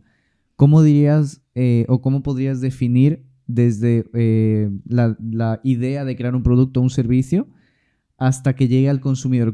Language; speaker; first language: Spanish; native; Spanish